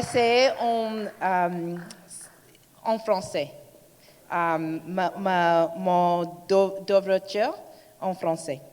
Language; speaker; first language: French; non-native, learner; English